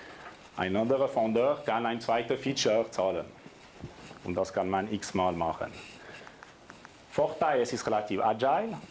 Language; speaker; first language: German; non-native, local second language; French